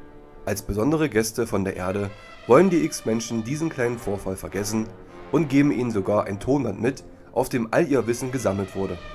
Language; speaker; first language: German; native; German